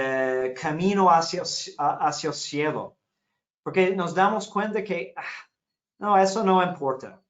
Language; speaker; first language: Spanish; non-native, fluent; English